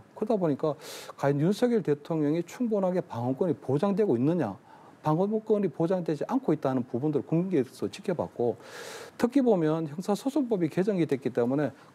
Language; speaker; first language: Korean; native; Korean